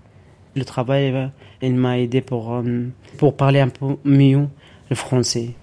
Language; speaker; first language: French; non-native, learner; Arabic